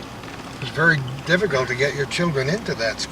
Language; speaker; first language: English; native; English